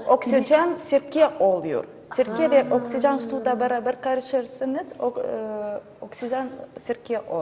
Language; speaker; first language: Turkish; non-native, learner; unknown